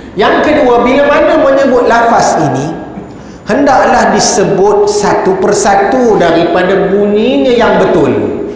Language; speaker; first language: Malay; native; Malay